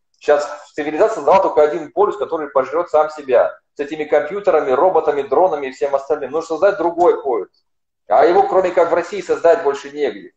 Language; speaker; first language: Russian; non-native, local second language; Ossetic